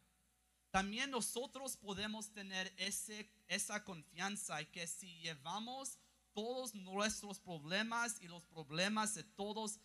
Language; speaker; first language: Spanish; early bilingual, heritage; English